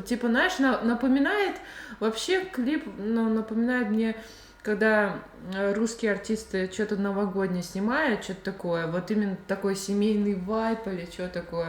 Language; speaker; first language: Russian; native; Russian